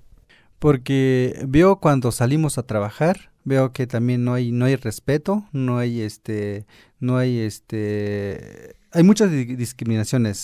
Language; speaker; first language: Spanish; non-native, local second language; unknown